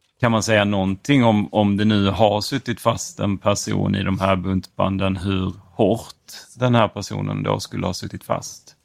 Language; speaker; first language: Swedish; native; Swedish